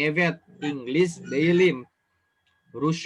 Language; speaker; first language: Turkish; non-native, fluent; Indonesian